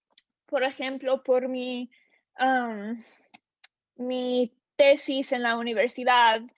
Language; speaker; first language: Spanish; non-native, learner; English